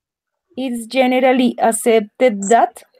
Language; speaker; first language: English; non-native, learner; Spanish